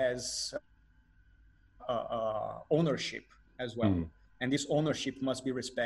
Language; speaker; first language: English; non-native, fluent; Portuguese